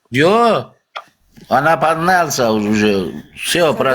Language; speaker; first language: Russian; non-native, learner; Uzbek